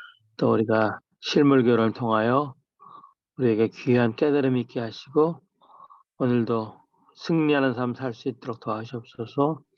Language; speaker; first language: Korean; native; Korean